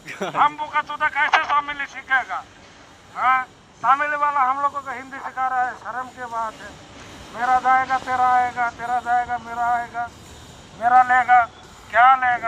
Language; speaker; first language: Hindi; non-native, local second language; Bangla